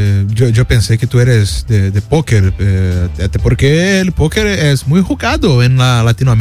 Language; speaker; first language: Spanish; non-native, learner; Portuguese